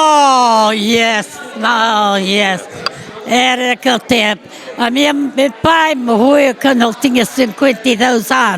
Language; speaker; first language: Portuguese; early bilingual, heritage; Portuguese